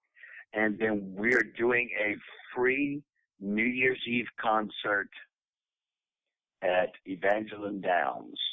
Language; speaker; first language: English; native; English